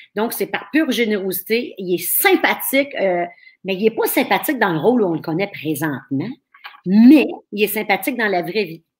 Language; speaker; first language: French; native; French